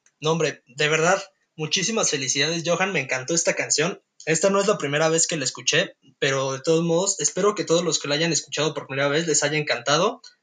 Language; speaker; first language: Spanish; native; Spanish